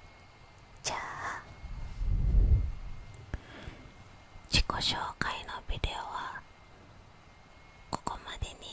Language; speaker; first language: Japanese; non-native, fluent; Indonesian